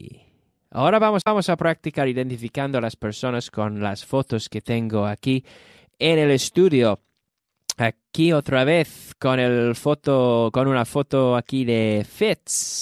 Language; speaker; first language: Spanish; non-native, fluent; English